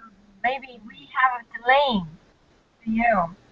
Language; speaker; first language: English; non-native, learner; Korean